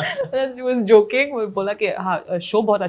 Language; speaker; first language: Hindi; non-native, local second language; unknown